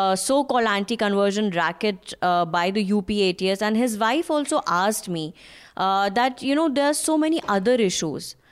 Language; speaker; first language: English; non-native, local second language; Hindi